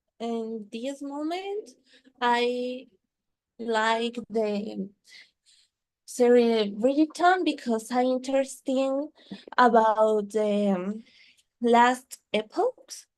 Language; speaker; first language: English; non-native, learner; Spanish